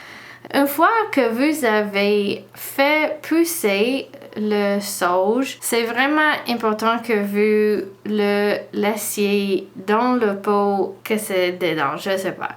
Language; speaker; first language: French; non-native, learner; English